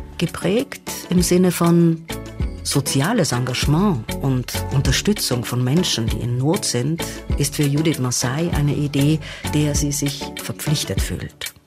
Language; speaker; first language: German; native; German